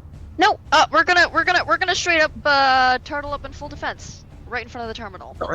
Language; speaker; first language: English; native; English